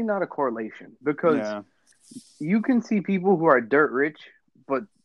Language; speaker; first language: English; native; English